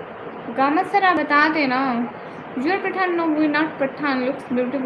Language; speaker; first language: Hindi; non-native, local second language; Punjabi